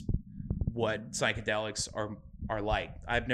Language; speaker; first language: English; native; English